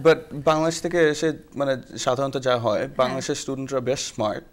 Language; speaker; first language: English; non-native, local second language; Bangla